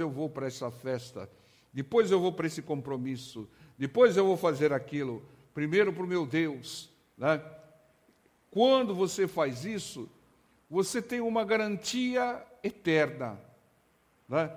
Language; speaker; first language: Portuguese; native; Portuguese